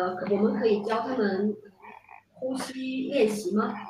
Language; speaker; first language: Chinese; native; Chinese